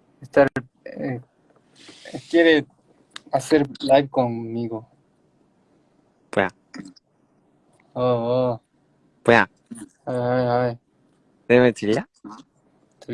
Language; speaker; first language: Spanish; non-native, learner; Korean